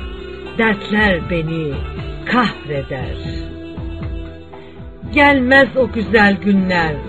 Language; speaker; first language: Turkish; native; Turkish